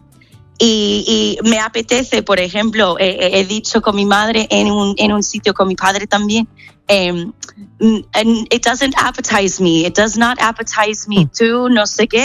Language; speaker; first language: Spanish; non-native, fluent; English